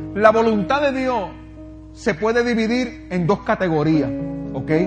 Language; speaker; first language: Spanish; native; Spanish